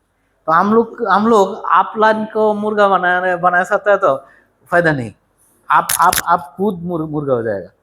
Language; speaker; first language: Hindi; non-native, learner; Bangla